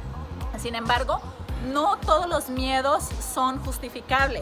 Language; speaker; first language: Spanish; native; Spanish